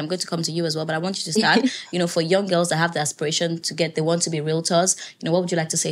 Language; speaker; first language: English; native; English